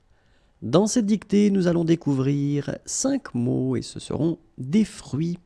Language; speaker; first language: French; native; French